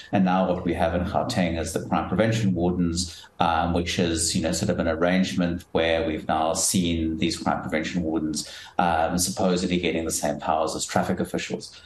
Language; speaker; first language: English; native; English